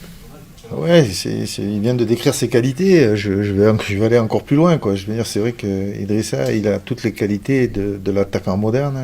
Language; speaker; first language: French; native; French